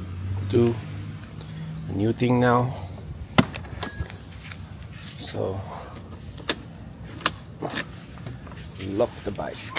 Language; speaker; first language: English; non-native, learner; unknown